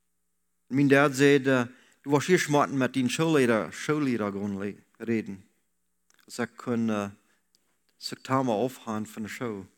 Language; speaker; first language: German; non-native, learner; Low German